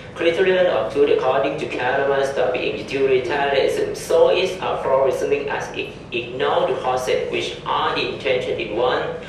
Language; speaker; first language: English; non-native, learner; Thai